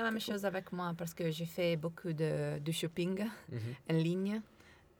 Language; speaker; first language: French; non-native, learner; Italian